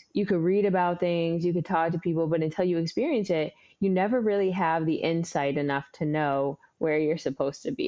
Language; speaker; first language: English; native; English